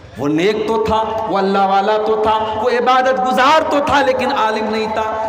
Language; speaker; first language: Urdu; native; Urdu